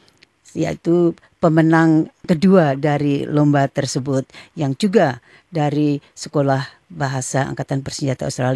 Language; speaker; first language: Indonesian; native; Indonesian